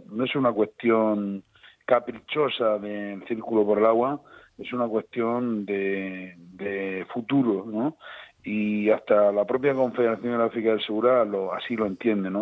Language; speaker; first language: Spanish; native; Spanish